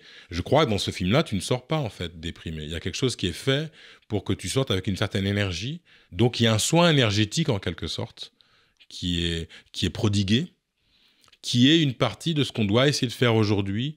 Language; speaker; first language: French; native; French